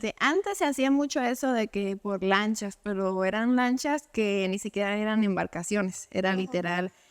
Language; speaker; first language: Spanish; native; Spanish